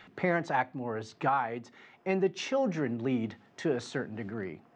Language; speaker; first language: English; native; English